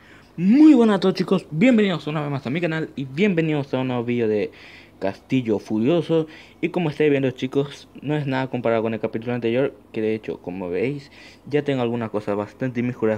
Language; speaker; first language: Spanish; native; Spanish